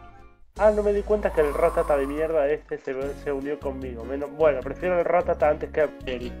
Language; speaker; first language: Spanish; native; Spanish